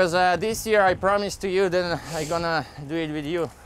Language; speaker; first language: English; non-native, fluent; Slovak